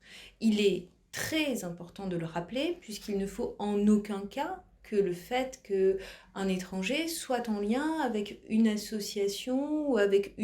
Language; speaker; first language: French; native; French